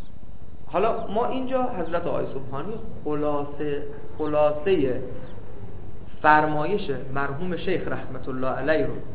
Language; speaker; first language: Persian; native; Persian